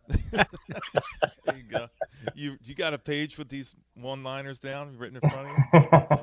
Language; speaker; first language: English; native; English